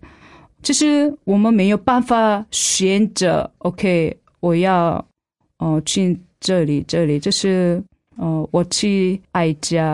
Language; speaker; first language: Chinese; non-native, fluent; Korean